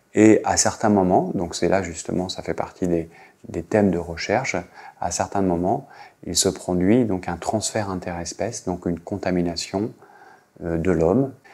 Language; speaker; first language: French; native; French